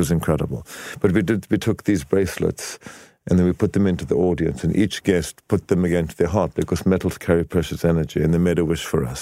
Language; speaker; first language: English; native; English